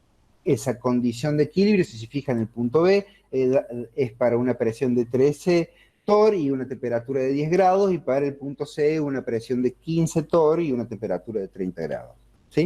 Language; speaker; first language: Spanish; native; Spanish